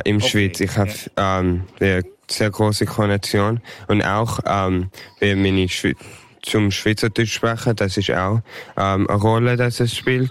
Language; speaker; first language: German; early bilingual, heritage; English